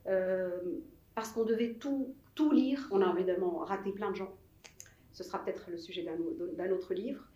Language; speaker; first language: French; non-native, local second language; Arabic